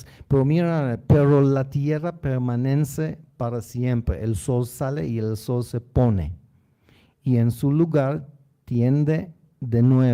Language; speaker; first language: Spanish; non-native, learner; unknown